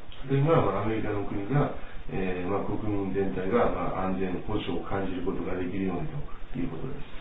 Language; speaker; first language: Japanese; native; Japanese